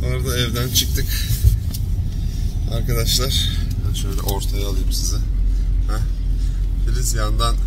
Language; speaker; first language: Turkish; native; Turkish